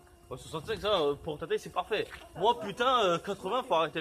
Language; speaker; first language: French; native; French